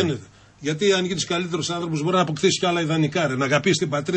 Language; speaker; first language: Greek; native; Greek